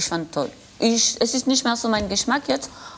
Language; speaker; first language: German; non-native, fluent; French